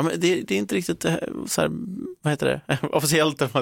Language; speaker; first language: Swedish; native; Swedish